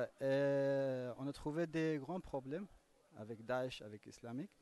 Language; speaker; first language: French; non-native, learner; Kurdish